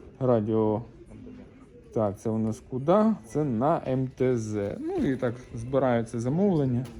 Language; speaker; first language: Ukrainian; native; Ukrainian